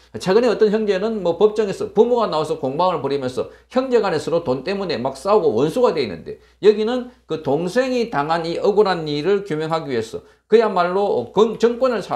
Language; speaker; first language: Korean; native; Korean